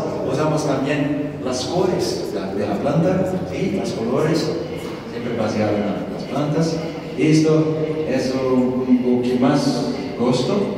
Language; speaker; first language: Spanish; non-native, learner; Portuguese